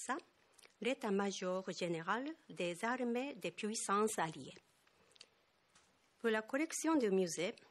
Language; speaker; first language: French; non-native, fluent; Japanese